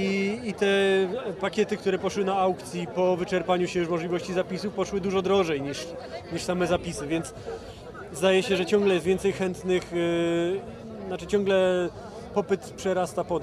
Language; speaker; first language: Polish; native; Polish